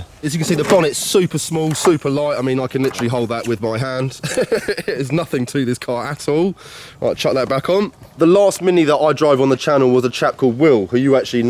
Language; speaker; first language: English; native; English